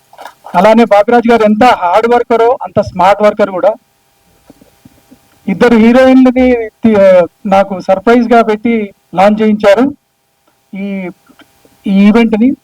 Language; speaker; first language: Telugu; native; Telugu